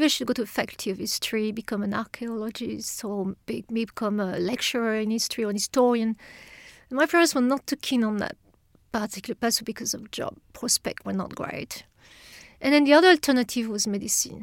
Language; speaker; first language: English; non-native, fluent; French